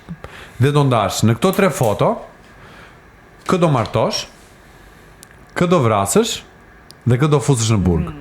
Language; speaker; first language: Albanian; native; Albanian